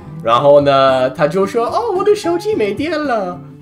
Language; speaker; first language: Chinese; non-native, fluent; English